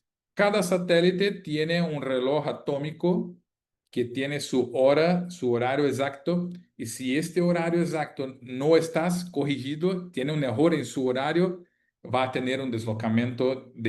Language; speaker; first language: Spanish; non-native, fluent; Portuguese